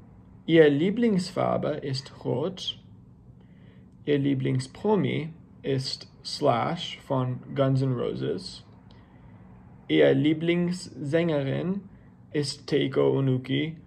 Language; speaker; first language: German; non-native, learner; English